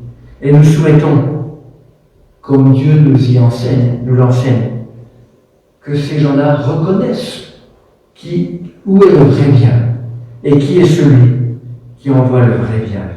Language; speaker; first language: French; native; French